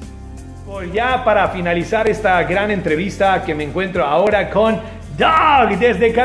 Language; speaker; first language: Spanish; native; Spanish